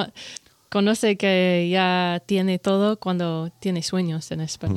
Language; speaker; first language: Spanish; non-native, learner; English